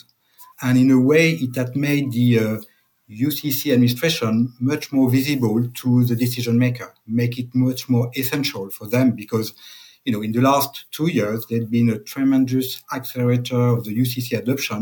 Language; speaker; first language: English; non-native, fluent; French